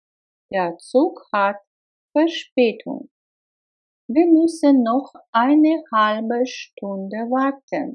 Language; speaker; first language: German; non-native, fluent; Russian